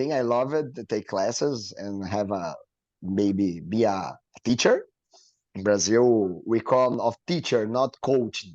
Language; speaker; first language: English; non-native, learner; Portuguese